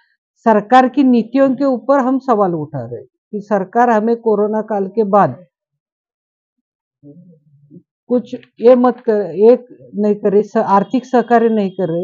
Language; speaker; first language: Hindi; non-native, local second language; Marathi